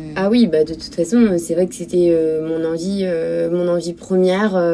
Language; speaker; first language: French; native; French